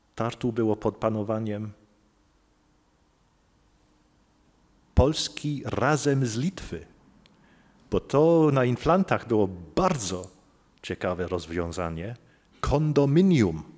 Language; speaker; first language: Polish; non-native, fluent; English